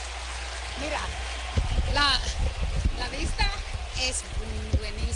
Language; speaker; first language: Spanish; non-native, learner; English